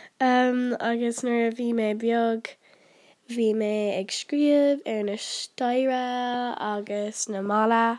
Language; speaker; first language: Irish; non-native, local second language; English